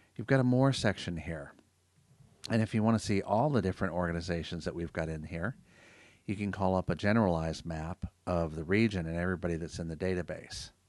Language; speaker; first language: English; native; English